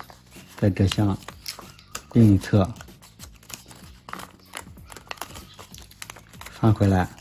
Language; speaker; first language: Chinese; native; Chinese